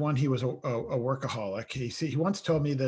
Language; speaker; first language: English; native; English